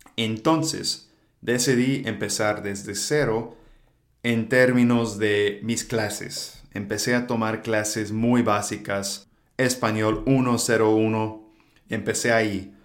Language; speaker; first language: Spanish; non-native, fluent; English